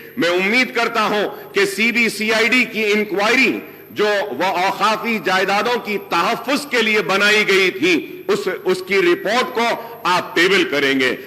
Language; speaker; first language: Urdu; native; Urdu